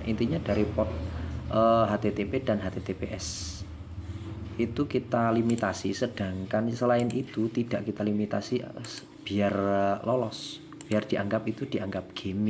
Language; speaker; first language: Indonesian; native; Indonesian